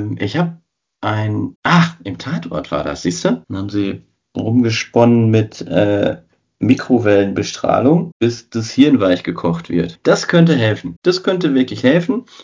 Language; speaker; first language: German; native; German